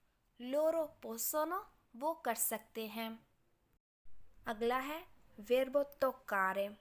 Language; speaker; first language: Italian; non-native, learner; Urdu